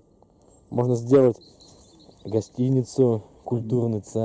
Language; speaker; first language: Russian; native; Russian